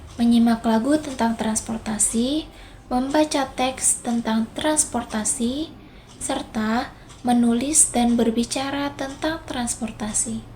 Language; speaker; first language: Indonesian; native; Indonesian